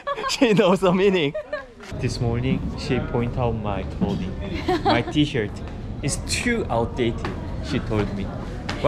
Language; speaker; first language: English; non-native, learner; Korean